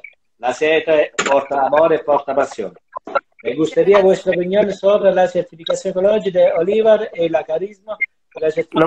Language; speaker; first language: Spanish; non-native, learner; Italian